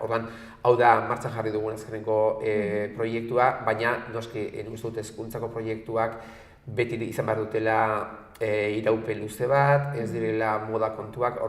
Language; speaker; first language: Basque; native; Basque